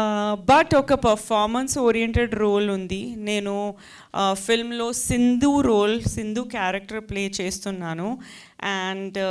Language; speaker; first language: Telugu; non-native, fluent; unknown